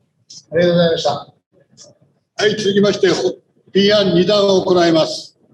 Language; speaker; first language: Japanese; native; Japanese